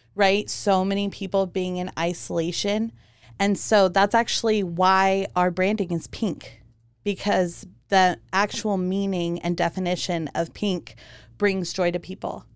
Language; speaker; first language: English; early bilingual, heritage; German